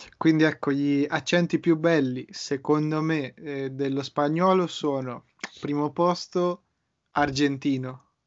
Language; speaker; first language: Italian; native; Italian